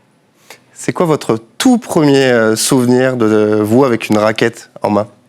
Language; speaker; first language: French; native; French